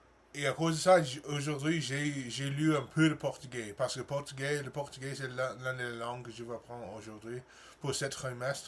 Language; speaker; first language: French; non-native, learner; English